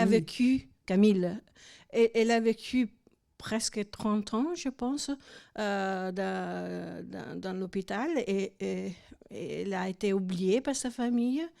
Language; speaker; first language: French; non-native, fluent; Italian